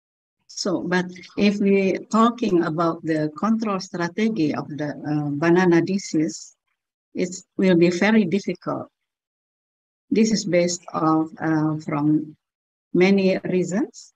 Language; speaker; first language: English; non-native, learner; Indonesian